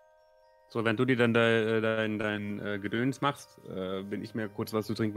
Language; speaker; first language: German; native; German